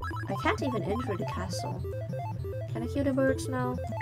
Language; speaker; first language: English; non-native, fluent; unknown